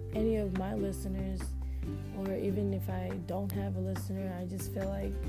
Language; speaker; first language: English; non-native, local second language; Filipino